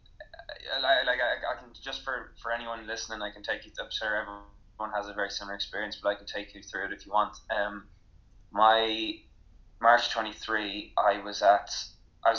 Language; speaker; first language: English; native; English